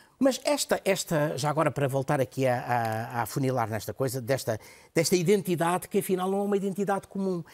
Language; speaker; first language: Portuguese; native; Portuguese